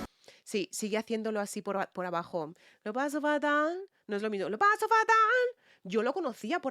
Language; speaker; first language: Spanish; native; Spanish